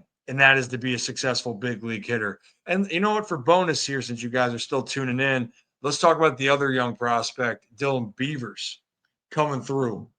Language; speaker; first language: English; native; English